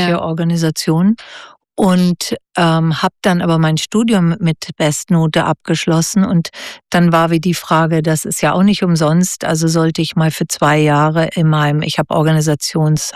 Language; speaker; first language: German; native; German